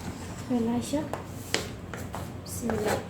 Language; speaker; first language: Arabic; non-native, learner; Oromo